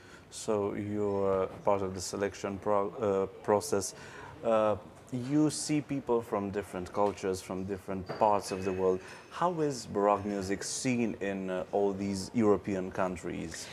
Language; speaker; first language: English; non-native, fluent; Romanian